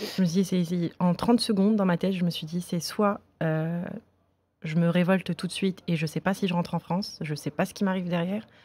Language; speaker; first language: French; native; French